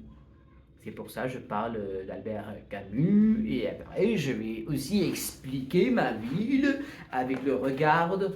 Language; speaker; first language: French; non-native, fluent; Hindi